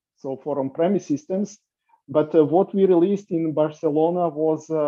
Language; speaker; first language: English; non-native, fluent; Serbian